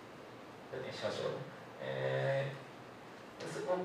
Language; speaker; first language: Chinese; non-native, learner; Japanese